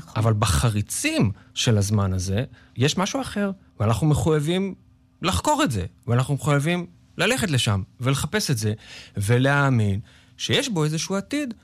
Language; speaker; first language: Hebrew; native; Hebrew